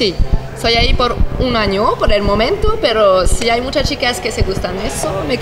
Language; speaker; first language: Spanish; non-native, learner; French